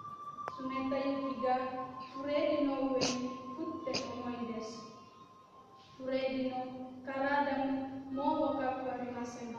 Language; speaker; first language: Japanese; non-native, learner; Indonesian